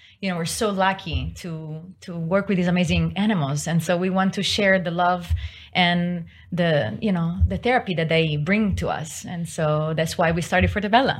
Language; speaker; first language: English; non-native, fluent; Italian